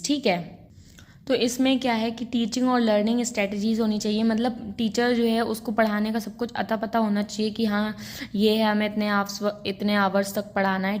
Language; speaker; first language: Hindi; native; Hindi